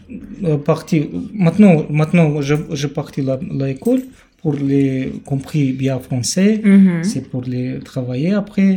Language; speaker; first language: French; non-native, learner; Romanian